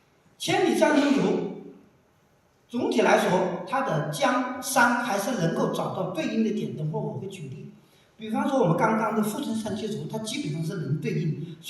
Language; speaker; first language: Chinese; native; Chinese